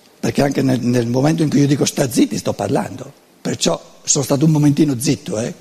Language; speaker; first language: Italian; non-native, local second language; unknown